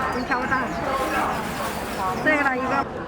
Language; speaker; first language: Chinese; native; Chinese